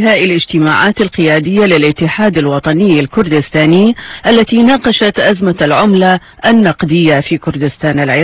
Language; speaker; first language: Arabic; native; Arabic